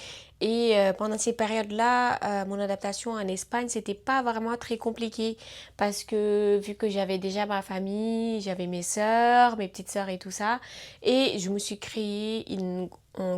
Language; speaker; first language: French; non-native, local second language; Wolof